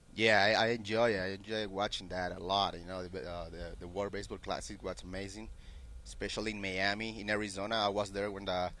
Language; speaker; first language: English; non-native, learner; Spanish